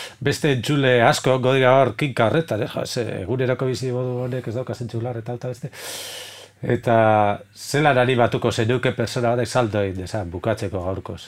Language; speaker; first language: Basque; native; Basque